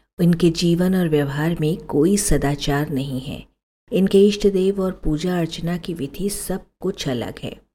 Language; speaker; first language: Hindi; native; Hindi